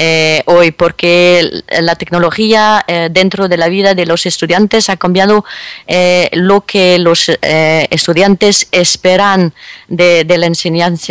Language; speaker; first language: Spanish; non-native, fluent; French